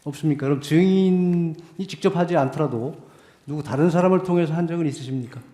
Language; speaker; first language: Korean; native; Korean